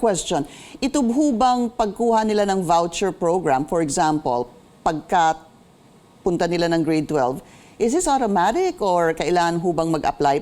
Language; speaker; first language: Filipino; native; Filipino